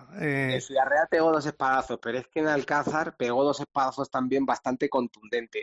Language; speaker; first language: Spanish; native; Spanish